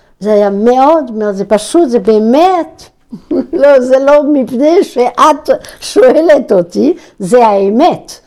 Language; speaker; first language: Hebrew; non-native, fluent; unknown